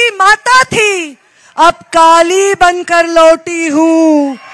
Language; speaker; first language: Hindi; non-native, local second language; Marathi